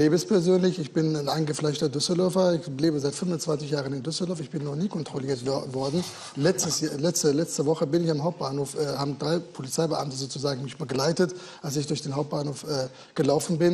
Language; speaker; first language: German; native; German